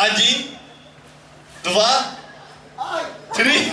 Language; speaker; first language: Russian; non-native, learner; Turkish